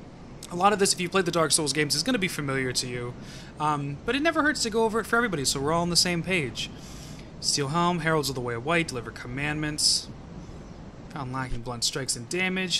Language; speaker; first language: English; native; English